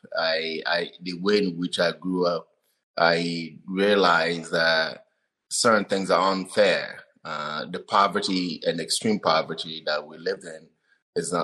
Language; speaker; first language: English; non-native, fluent; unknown